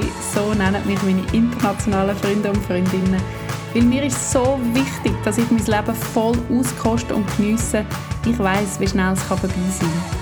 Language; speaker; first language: German; native; German